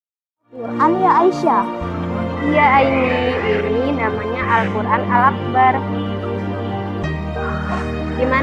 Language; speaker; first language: Indonesian; native; Indonesian